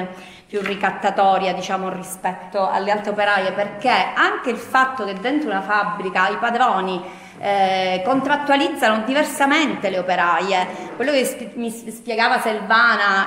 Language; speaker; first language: Italian; native; Italian